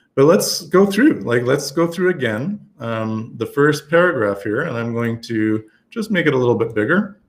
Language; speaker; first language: English; native; English